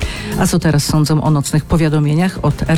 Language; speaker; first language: Polish; native; Polish